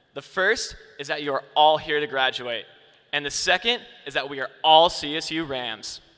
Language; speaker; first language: English; native; English